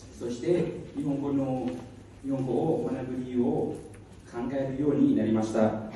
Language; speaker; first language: Japanese; non-native, learner; Hmong